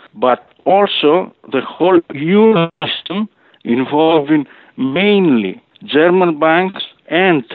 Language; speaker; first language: English; non-native, fluent; Greek